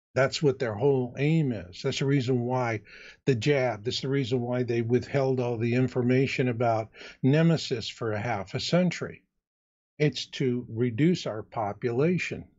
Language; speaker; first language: English; native; English